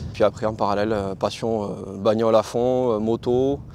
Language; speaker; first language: French; native; French